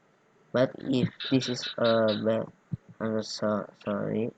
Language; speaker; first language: English; non-native, learner; Indonesian